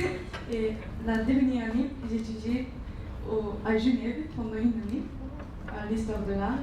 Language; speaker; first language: French; non-native, learner; Japanese